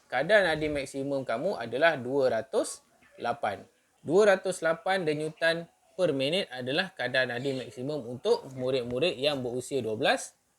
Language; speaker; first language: Malay; native; Malay